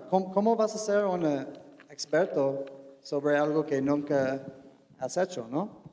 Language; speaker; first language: Spanish; non-native, fluent; English